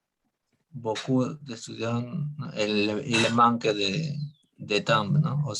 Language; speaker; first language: French; non-native, learner; Spanish